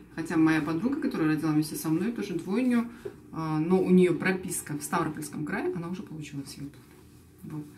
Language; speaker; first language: Russian; native; Russian